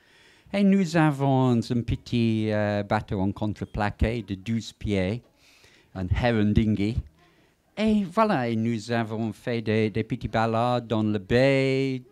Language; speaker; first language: French; non-native, fluent; English